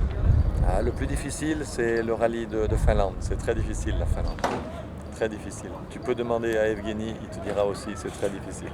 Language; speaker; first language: French; native; French